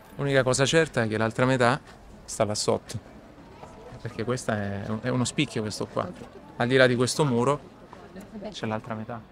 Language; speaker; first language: Italian; native; Italian